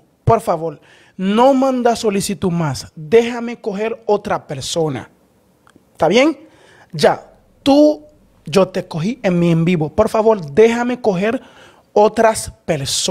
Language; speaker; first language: Spanish; non-native, learner; Haitian Creole